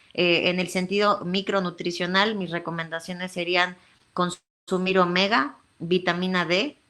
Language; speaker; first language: Spanish; native; Spanish